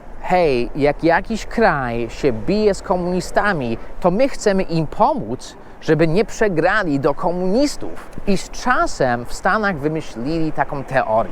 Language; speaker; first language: Polish; non-native, fluent; English